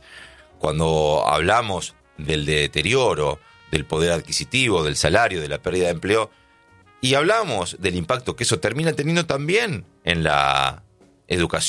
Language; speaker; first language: Spanish; native; Spanish